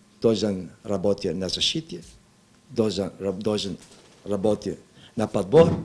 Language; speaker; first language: Russian; non-native, learner; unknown